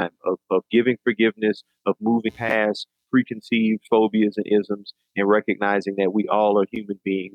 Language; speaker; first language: English; native; English